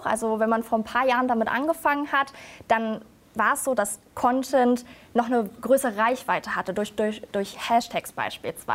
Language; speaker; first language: German; native; German